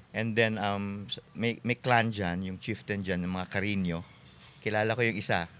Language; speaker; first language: Filipino; native; Filipino